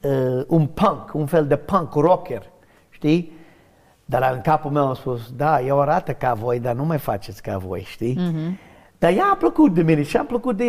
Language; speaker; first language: Romanian; non-native, learner; English